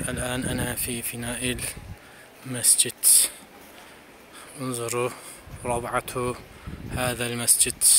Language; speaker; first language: Arabic; non-native, fluent; Turkish